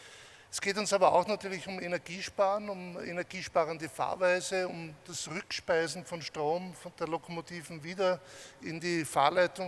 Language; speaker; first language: German; native; German